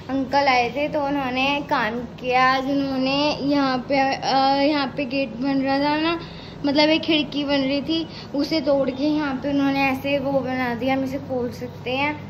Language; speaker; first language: Hindi; non-native, local second language; Punjabi